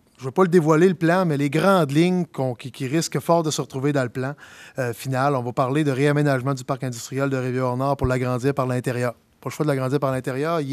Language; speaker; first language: French; native; French